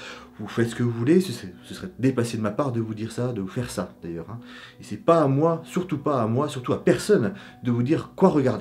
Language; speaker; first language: French; native; French